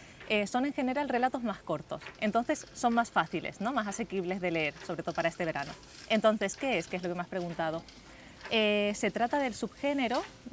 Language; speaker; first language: Spanish; native; Spanish